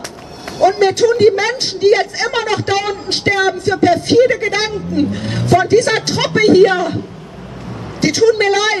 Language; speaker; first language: German; native; German